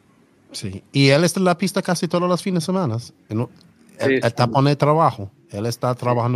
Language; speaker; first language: Spanish; non-native, learner; English